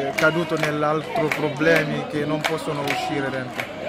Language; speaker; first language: Italian; non-native, learner; Fula